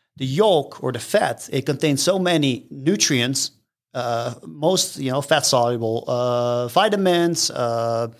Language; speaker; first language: English; non-native, fluent; Dutch